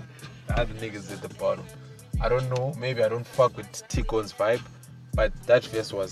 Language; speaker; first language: English; non-native, local second language; Shona